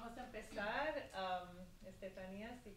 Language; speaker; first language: Spanish; early bilingual, heritage; Spanish